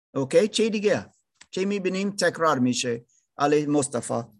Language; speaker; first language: Persian; non-native, learner; German